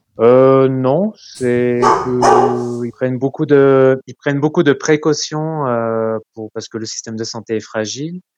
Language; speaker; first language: French; native; French